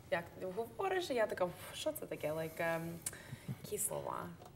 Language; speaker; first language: Russian; early bilingual, heritage; Russian